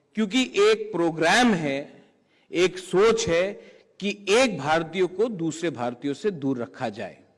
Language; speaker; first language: Hindi; non-native, local second language; Kok Borok